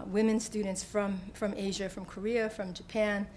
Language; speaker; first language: English; native; English